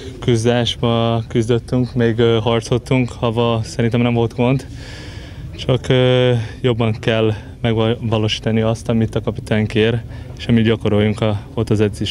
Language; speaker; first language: Hungarian; non-native, fluent; Portuguese